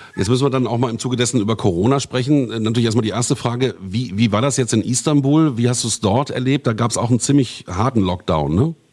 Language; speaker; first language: German; native; German